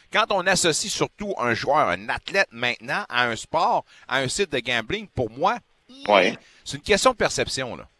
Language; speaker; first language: French; native; French